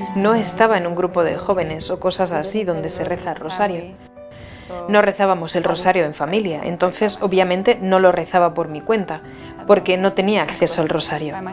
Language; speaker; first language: Spanish; non-native, fluent; German